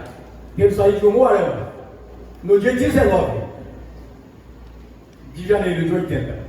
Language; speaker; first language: Portuguese; native; Portuguese